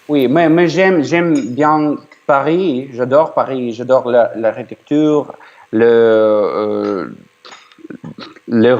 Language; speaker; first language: French; non-native, learner; Ukrainian